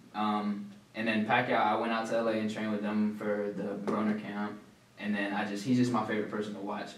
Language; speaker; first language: English; early bilingual, other home language; Filipino